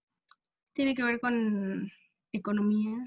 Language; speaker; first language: Spanish; non-native, fluent; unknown